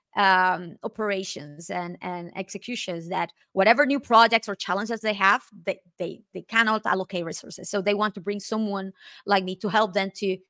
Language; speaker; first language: English; non-native, fluent; Spanish